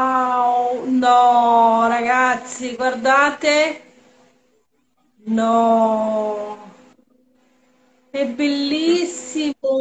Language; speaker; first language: Italian; non-native, fluent; Portuguese